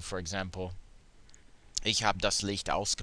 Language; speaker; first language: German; non-native, fluent; English